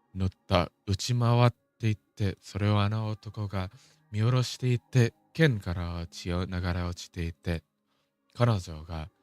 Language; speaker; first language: Japanese; non-native, learner; English